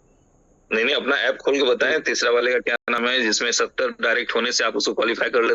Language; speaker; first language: Hindi; native; Hindi